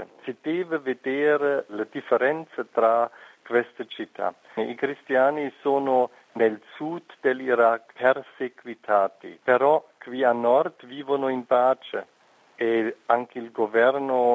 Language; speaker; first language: Italian; non-native, fluent; German